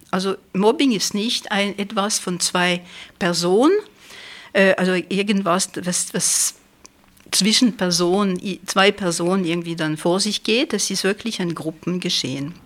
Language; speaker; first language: German; non-native, fluent; French